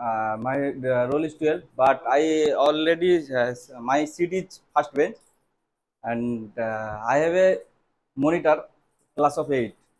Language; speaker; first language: English; non-native, learner; Bangla